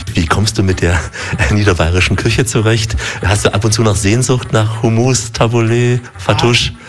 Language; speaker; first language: German; native; German